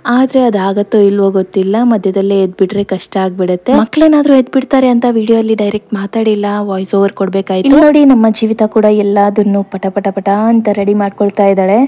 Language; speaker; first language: Kannada; non-native, local second language; Konkani